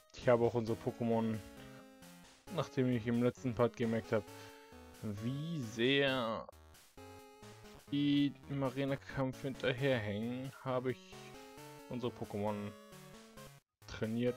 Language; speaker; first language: German; native; German